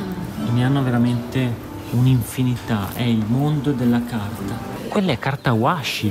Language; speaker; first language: Italian; native; Italian